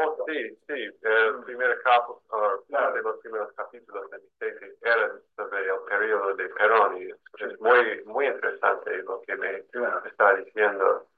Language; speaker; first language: Spanish; non-native, fluent; English